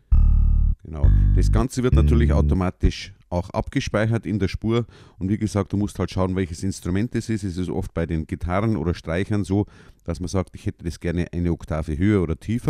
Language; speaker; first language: German; native; German